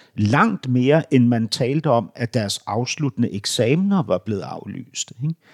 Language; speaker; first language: Danish; native; Danish